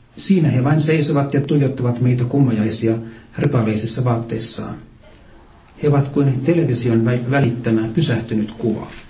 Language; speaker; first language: Finnish; native; Finnish